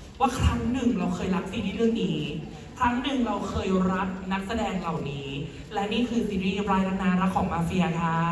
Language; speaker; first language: Thai; native; Thai